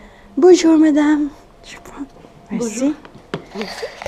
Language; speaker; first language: French; non-native, learner; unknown